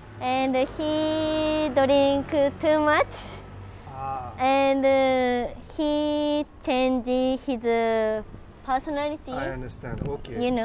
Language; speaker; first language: English; non-native, learner; Japanese